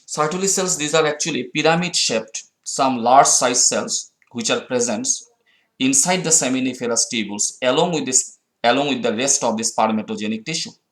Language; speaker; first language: English; non-native, local second language; Bangla